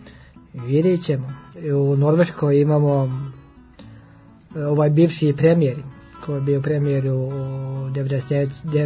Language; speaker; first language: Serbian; non-native, learner; Norwegian